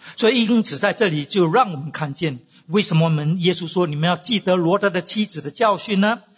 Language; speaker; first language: Chinese; native; Chinese